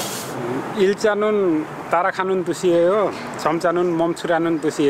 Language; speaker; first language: Korean; non-native, learner; Nepali